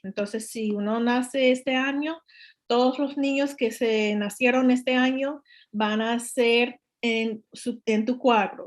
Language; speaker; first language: Spanish; non-native, learner; English